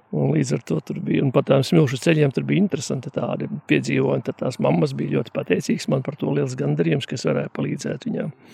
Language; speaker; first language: Latvian; native; Latvian